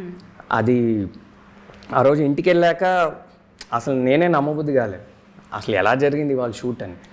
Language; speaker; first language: Telugu; native; Telugu